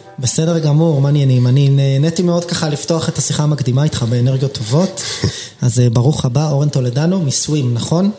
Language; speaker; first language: Hebrew; native; Hebrew